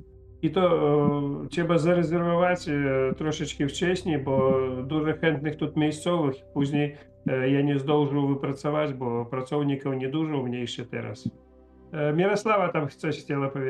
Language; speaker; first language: Polish; non-native, learner; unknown